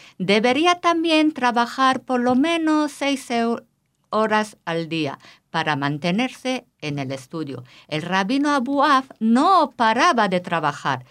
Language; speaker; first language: Spanish; native; Spanish